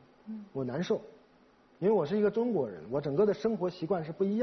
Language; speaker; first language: Chinese; native; Chinese